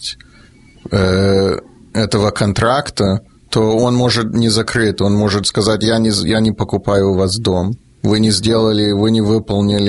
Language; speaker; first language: Russian; early bilingual, heritage; Russian